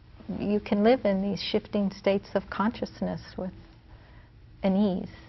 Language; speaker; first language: English; native; English